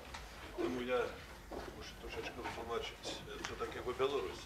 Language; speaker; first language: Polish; non-native, learner; Belarusian